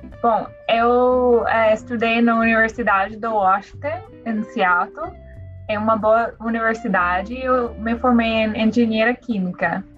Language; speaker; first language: Portuguese; non-native, learner; English